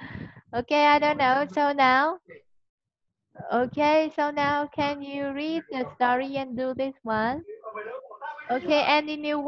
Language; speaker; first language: English; non-native, fluent; Vietnamese